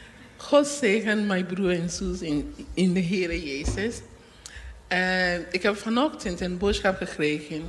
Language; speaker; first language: Dutch; non-native, learner; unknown